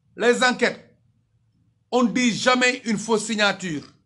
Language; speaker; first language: French; non-native, local second language; Wolof